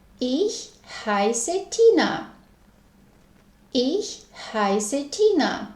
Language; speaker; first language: German; non-native, fluent; Ukrainian